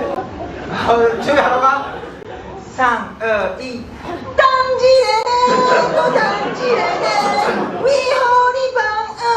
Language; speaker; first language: Chinese; non-native, fluent; Japanese